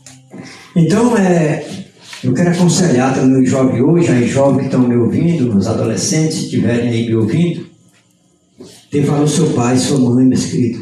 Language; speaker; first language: Portuguese; native; Portuguese